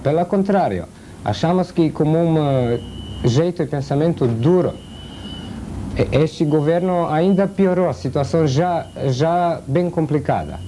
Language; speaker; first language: Portuguese; non-native, fluent; Serbian